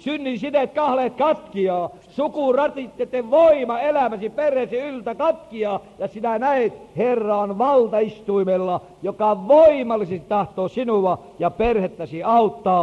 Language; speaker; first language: Finnish; native; Finnish